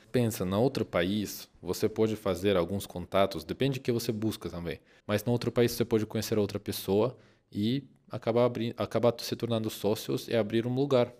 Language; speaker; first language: Portuguese; non-native, fluent; Russian